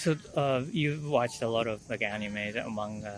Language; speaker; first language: English; non-native, fluent; Japanese